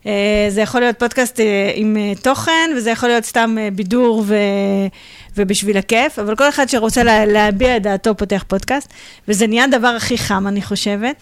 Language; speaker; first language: Hebrew; native; Hebrew